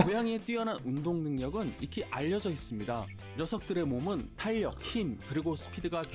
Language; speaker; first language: Korean; native; Korean